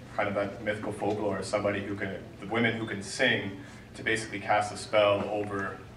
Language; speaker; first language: English; native; English